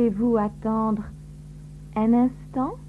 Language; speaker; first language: French; non-native, fluent; English